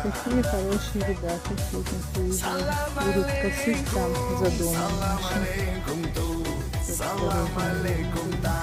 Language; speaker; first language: Russian; non-native, local second language; Chechen